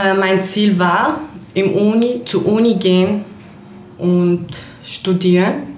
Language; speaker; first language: German; non-native, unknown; Kurdish